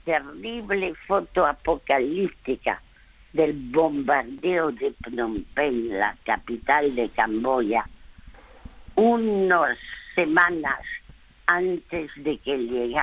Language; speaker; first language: Spanish; early bilingual, other home language; French